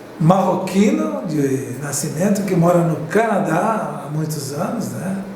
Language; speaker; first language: Portuguese; native; Portuguese